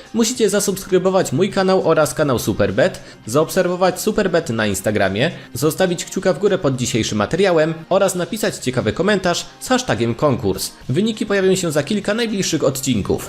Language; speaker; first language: Polish; native; Polish